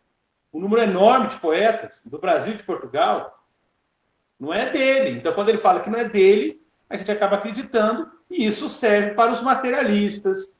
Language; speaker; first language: Portuguese; native; Portuguese